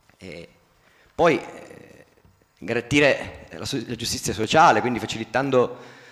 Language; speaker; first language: Italian; native; Italian